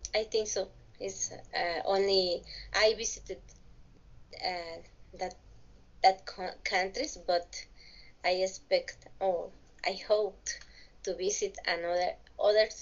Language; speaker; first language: English; non-native, learner; Spanish